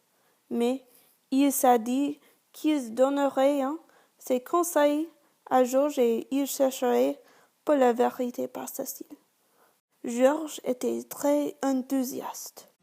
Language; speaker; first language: French; non-native, learner; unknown